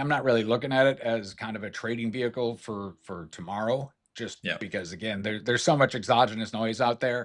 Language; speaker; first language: English; native; English